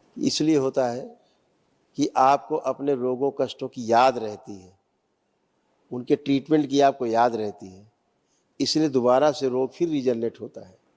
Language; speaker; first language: Hindi; native; Hindi